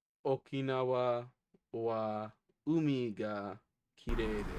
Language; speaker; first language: Japanese; non-native, learner; English